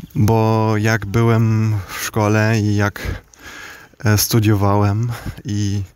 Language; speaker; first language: Polish; early bilingual, heritage; Polish